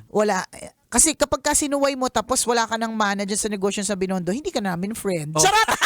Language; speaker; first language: Filipino; native; Filipino